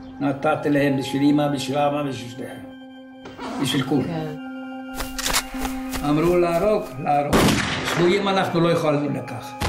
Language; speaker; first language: Hebrew; non-native, fluent; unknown